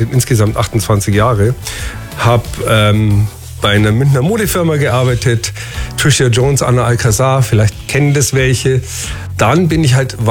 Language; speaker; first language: German; native; German